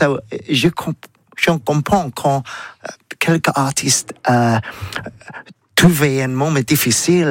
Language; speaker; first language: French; non-native, learner; English